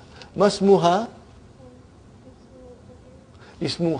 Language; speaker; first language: Arabic; non-native, fluent; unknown